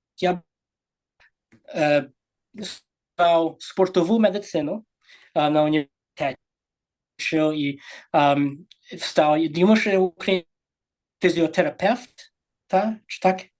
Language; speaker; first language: Polish; early bilingual, heritage; English